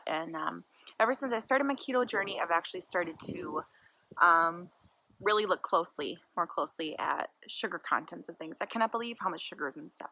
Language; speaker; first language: English; native; English